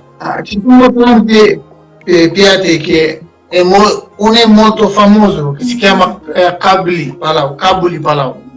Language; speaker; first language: Italian; non-native, learner; Persian